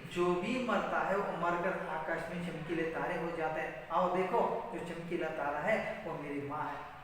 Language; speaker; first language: Hindi; non-native, local second language; Kannada